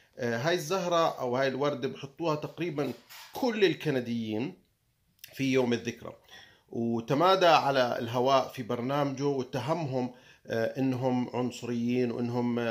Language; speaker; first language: Arabic; native; Arabic